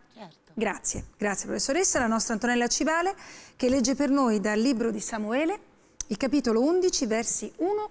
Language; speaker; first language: Italian; native; Italian